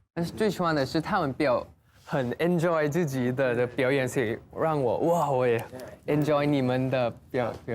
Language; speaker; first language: Chinese; non-native, fluent; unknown